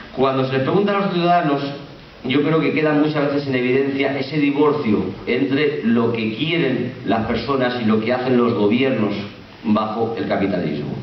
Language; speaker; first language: Spanish; native; Spanish